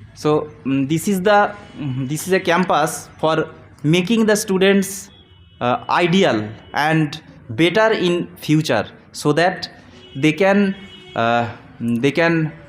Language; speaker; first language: English; non-native, local second language; Bangla